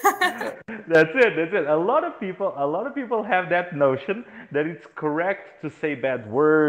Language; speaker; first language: English; non-native, fluent; Portuguese